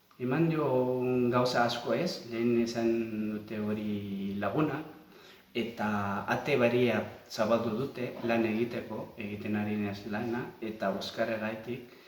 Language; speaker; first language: Basque; non-native, learner; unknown